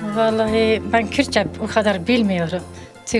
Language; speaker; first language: Turkish; non-native, local second language; Kurdish